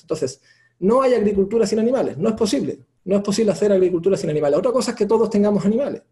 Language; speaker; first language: Spanish; native; Spanish